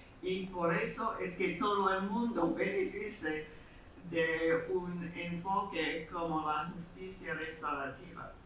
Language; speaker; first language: Spanish; non-native, fluent; English